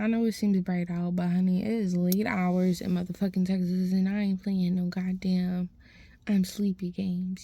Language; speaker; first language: English; native; English